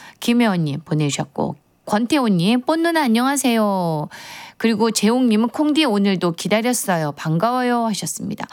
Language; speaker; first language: Korean; native; Korean